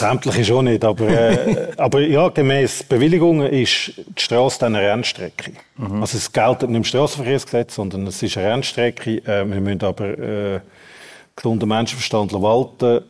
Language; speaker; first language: German; native; German